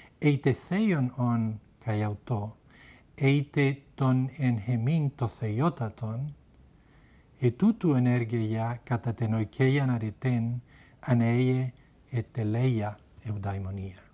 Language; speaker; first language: Greek; non-native, fluent; Spanish